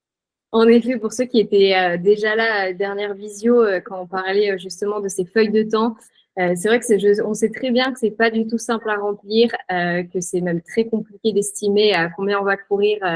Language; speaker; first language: French; native; French